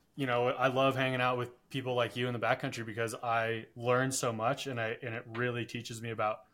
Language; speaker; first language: English; native; English